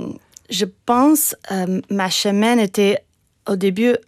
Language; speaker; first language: French; non-native, fluent; English